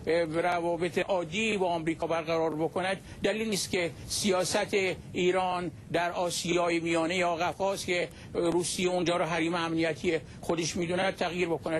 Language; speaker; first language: Persian; native; Persian